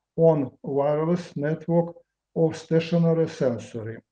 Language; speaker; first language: English; non-native, learner; Russian